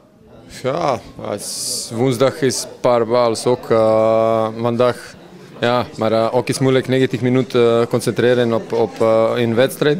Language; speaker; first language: Dutch; non-native, learner; Serbian